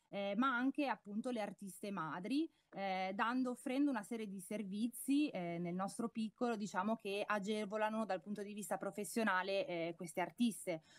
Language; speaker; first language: Italian; native; Italian